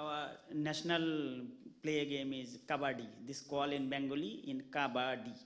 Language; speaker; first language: English; non-native, local second language; Bangla